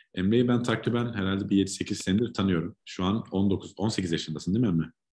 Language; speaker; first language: Turkish; native; Turkish